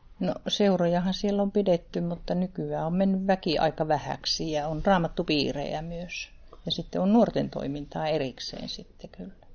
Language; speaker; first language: Finnish; native; Finnish